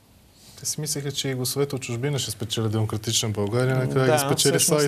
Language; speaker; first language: Bulgarian; native; Bulgarian